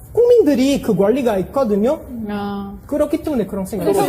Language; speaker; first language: Korean; non-native, fluent; Portuguese